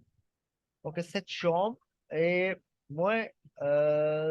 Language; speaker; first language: French; non-native, learner; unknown